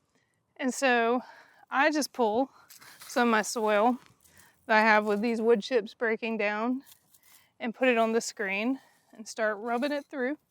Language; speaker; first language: English; native; English